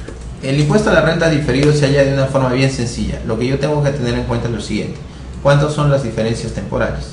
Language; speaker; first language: Spanish; native; Spanish